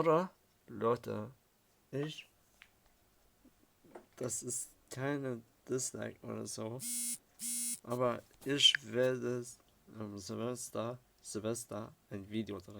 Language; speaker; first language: German; early bilingual, other home language; Arabic